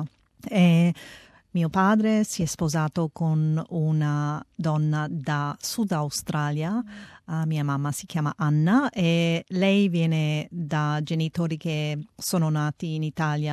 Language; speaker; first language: Italian; early bilingual, heritage; Italian